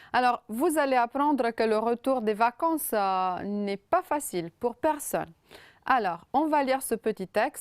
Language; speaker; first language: French; non-native, fluent; Romanian